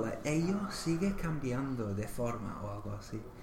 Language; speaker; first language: Spanish; non-native, fluent; English